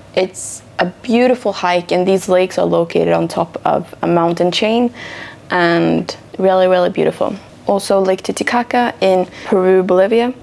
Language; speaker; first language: English; non-native, fluent; Swedish